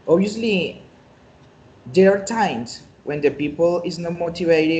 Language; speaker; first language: English; non-native, learner; Spanish